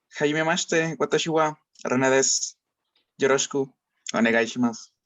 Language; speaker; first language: Japanese; non-native, learner; Spanish